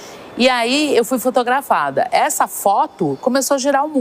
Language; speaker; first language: Portuguese; native; Portuguese